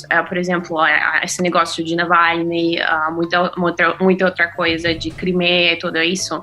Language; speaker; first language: Portuguese; non-native, fluent; Russian